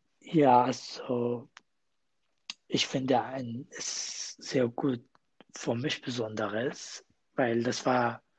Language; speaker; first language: German; non-native, learner; Kurdish